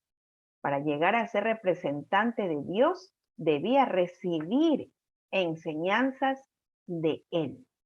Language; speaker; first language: Spanish; native; Spanish